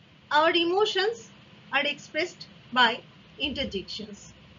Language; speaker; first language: English; non-native, local second language; Bangla